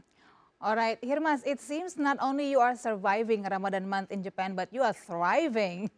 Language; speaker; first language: English; non-native, fluent; Indonesian